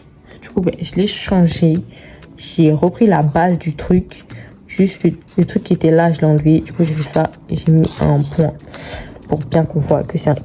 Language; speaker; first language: French; native; French